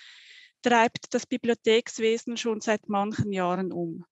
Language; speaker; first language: German; native; German